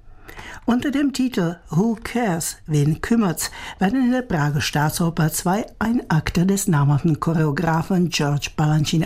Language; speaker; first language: German; native; German